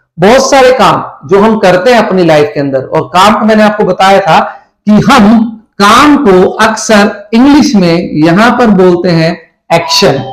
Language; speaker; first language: Hindi; native; Hindi